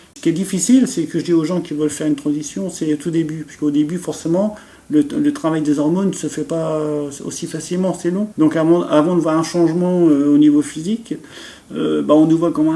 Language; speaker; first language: French; native; French